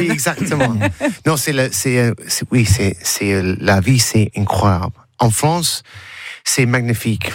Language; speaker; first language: French; non-native, learner; English